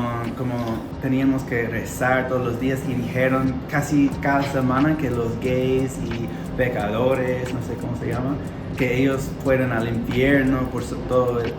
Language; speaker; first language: Spanish; non-native, fluent; English